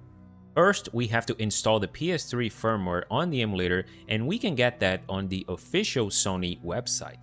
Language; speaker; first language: English; non-native, fluent; Portuguese